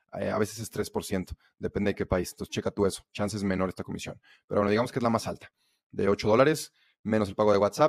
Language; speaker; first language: Spanish; native; Spanish